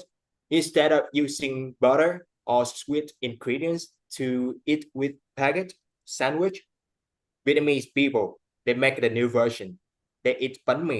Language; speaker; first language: English; non-native, fluent; Vietnamese